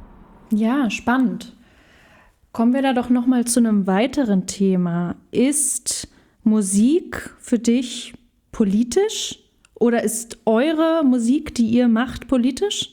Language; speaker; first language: German; native; German